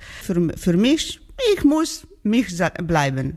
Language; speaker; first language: German; non-native, learner; Georgian